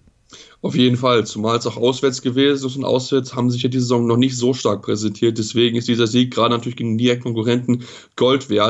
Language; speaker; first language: German; native; German